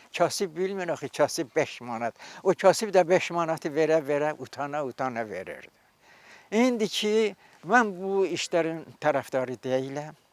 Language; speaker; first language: Azerbaijani; non-native, local second language; Talysh